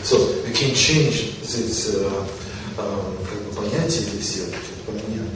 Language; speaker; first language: Russian; native; Russian